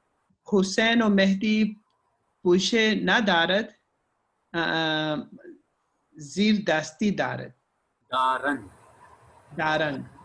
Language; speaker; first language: Persian; non-native, learner; Urdu